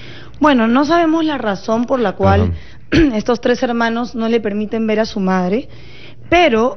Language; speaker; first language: Spanish; native; Spanish